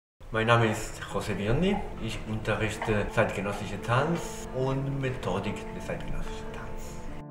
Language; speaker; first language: German; non-native, fluent; Spanish